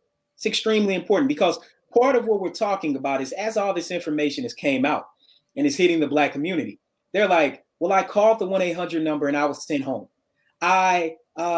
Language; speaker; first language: English; native; English